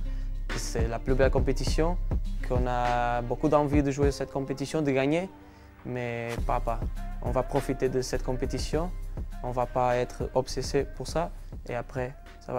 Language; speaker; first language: French; non-native, learner; Portuguese